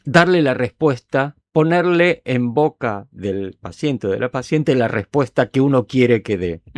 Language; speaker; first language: Spanish; native; Spanish